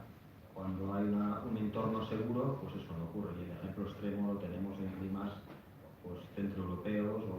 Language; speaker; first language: Spanish; native; Spanish